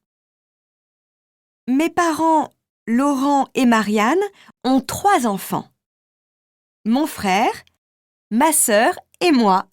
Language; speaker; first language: French; native; French